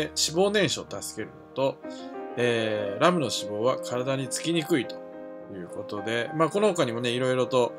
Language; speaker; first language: Japanese; native; Japanese